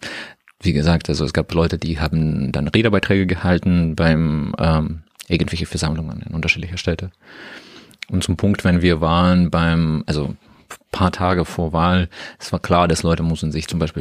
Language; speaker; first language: German; non-native, learner; Russian